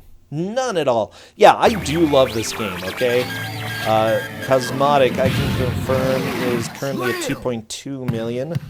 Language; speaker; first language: English; native; English